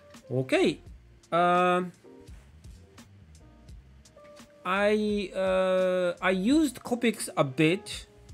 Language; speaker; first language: English; non-native, fluent; Polish